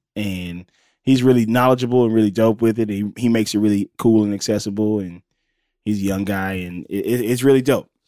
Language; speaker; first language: English; native; English